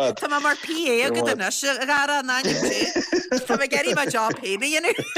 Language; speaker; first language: Irish; native; Irish